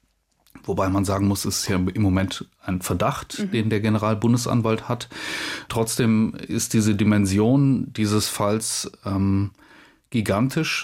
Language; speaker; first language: German; native; German